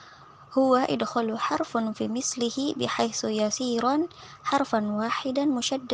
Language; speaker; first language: Arabic; non-native, learner; Indonesian